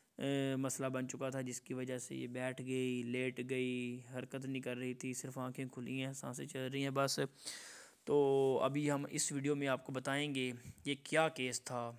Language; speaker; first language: Urdu; non-native, local second language; Punjabi